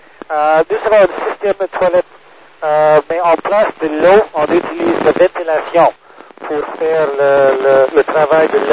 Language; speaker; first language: French; non-native, learner; English